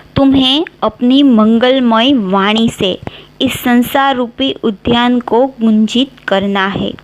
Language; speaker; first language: Hindi; non-native, local second language; Gujarati